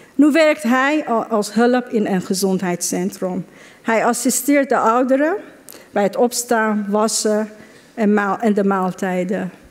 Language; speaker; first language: Dutch; non-native, fluent; Persian